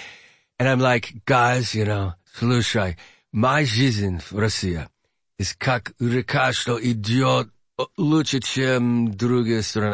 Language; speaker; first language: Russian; non-native, learner; English